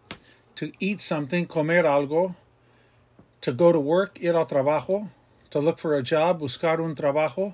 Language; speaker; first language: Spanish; non-native, fluent; English